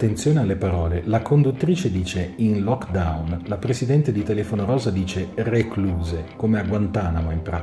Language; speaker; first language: Italian; native; Italian